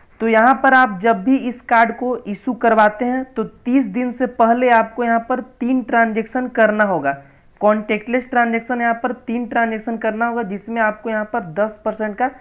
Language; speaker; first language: Hindi; native; Hindi